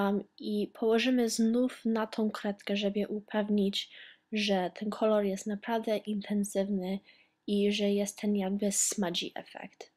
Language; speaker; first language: Polish; early bilingual, heritage; Polish